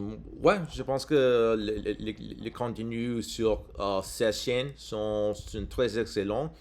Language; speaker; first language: French; non-native, learner; English